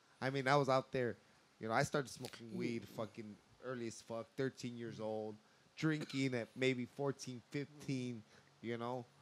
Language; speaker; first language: English; early bilingual, other home language; Spanish